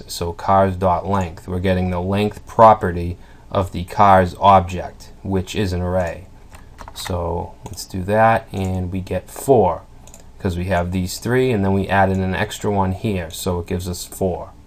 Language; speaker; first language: English; native; English